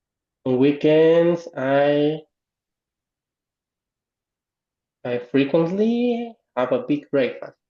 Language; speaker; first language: English; non-native, learner; Spanish